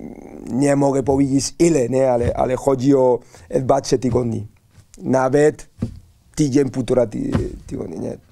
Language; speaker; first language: Polish; non-native, learner; Spanish